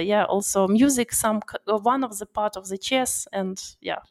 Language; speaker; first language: English; non-native, learner; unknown